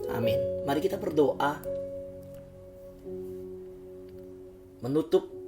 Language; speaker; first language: Indonesian; native; Indonesian